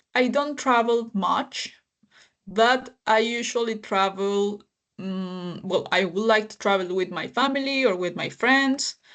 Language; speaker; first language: English; non-native, fluent; Spanish